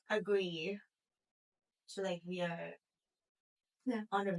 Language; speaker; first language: English; non-native, learner; Thai